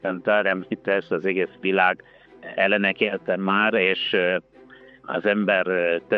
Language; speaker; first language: Hungarian; non-native, fluent; Italian